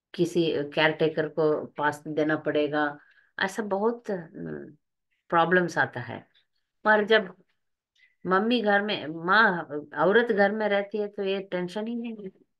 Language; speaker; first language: Hindi; non-native, local second language; Tamil